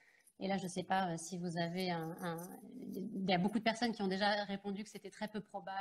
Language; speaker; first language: French; native; French